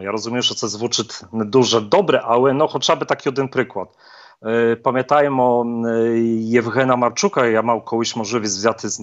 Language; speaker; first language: Polish; non-native, learner; Ukrainian